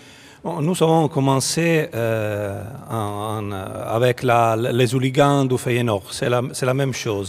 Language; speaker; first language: French; non-native, fluent; Italian